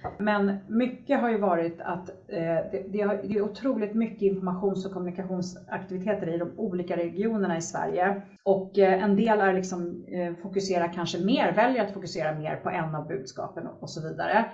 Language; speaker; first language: Swedish; native; Swedish